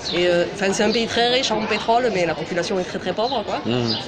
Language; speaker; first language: French; native; French